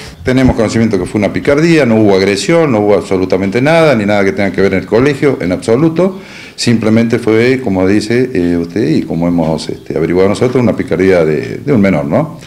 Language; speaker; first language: Spanish; native; Spanish